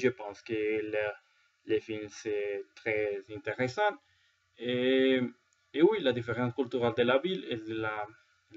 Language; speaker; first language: French; non-native, learner; Spanish